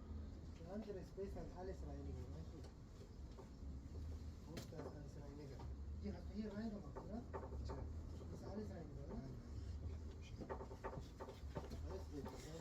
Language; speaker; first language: German; non-native, learner; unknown